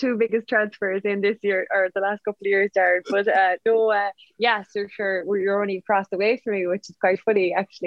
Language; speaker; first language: English; native; English